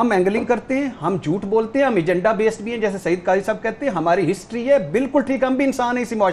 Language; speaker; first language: Urdu; native; Urdu